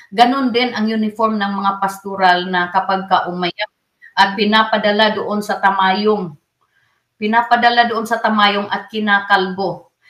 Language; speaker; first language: Filipino; non-native, local second language; Cebuano